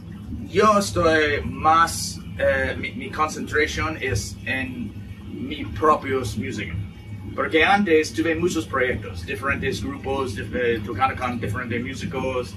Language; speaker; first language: Spanish; non-native, learner; English